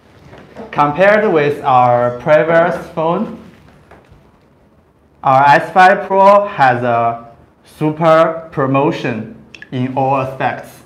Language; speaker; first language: English; non-native, learner; Chinese